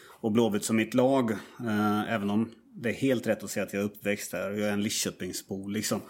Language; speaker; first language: Swedish; native; Swedish